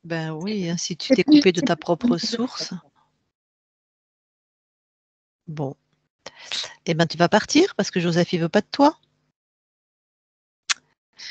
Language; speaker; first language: French; native; French